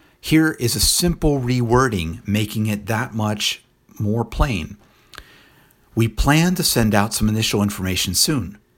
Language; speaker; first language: English; native; English